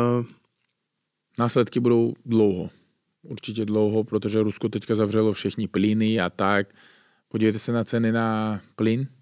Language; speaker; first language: Czech; non-native, fluent; Uzbek